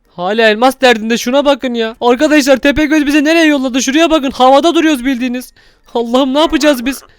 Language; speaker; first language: Turkish; native; Turkish